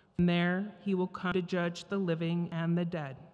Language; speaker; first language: English; native; English